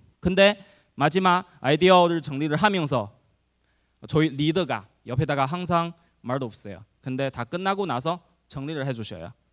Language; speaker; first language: Korean; non-native, fluent; Chinese